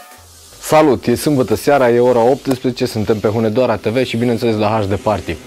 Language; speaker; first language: Romanian; native; Romanian